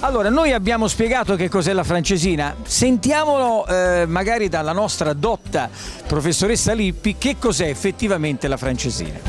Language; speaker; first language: Italian; native; Italian